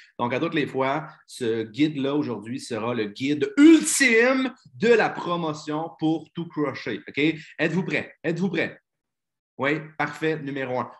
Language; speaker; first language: French; native; French